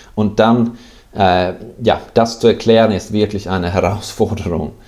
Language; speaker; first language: German; non-native, fluent; Swedish